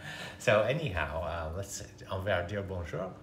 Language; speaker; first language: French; non-native, fluent; English